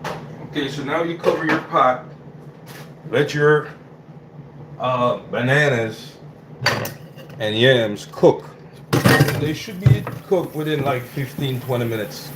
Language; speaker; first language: English; native; English